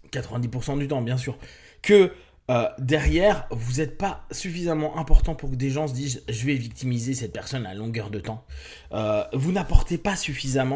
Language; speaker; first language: French; native; French